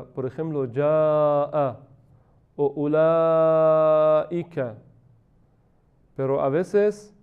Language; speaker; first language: Spanish; non-native, fluent; Persian